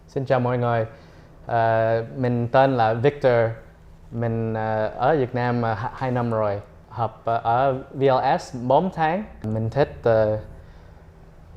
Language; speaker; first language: Vietnamese; early bilingual, heritage; Vietnamese